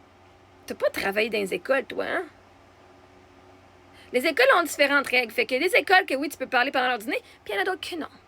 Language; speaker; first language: French; native; French